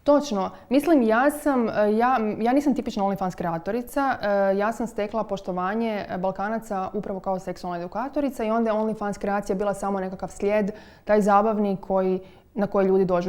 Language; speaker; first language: Croatian; native; Croatian